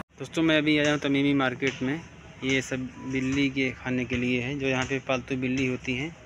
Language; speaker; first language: Hindi; native; Hindi